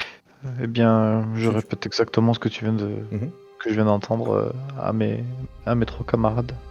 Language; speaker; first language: French; native; French